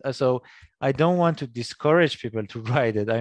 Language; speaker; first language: English; non-native, fluent; Persian